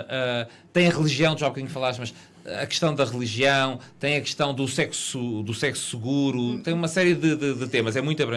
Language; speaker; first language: Portuguese; native; Portuguese